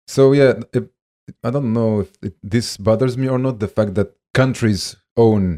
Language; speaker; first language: English; non-native, fluent; French